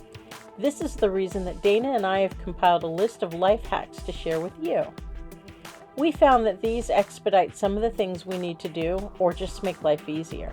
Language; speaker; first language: English; native; English